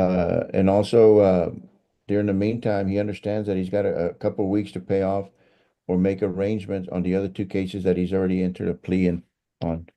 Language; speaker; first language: English; native; English